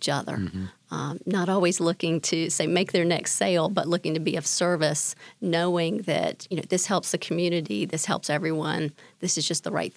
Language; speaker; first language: English; native; English